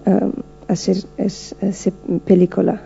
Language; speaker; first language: Spanish; non-native, learner; Portuguese